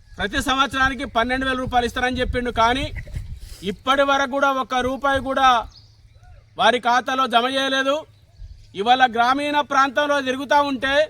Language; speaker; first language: Telugu; native; Telugu